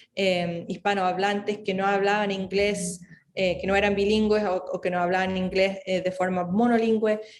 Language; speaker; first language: Spanish; early bilingual, other home language; English